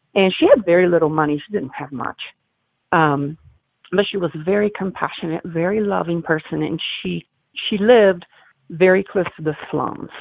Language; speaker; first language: English; non-native, fluent; Italian